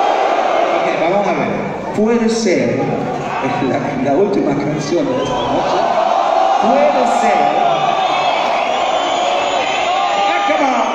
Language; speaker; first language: Spanish; non-native, fluent; German